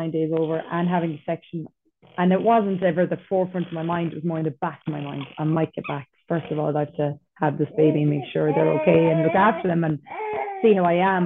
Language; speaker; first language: English; native; English